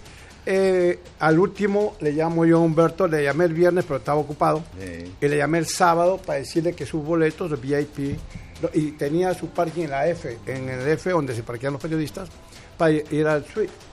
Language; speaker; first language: Spanish; native; Spanish